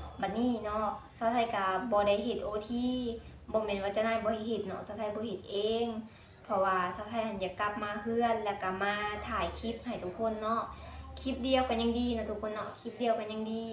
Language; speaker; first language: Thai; non-native, local second language; Lao